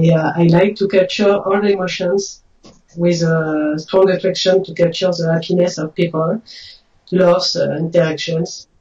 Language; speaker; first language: English; non-native, learner; French